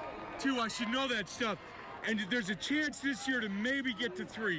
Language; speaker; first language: English; native; English